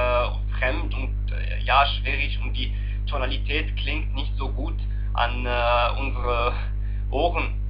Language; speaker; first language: German; non-native, learner; Arabic